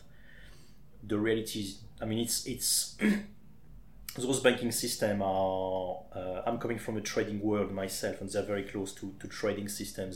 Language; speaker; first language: English; non-native, fluent; French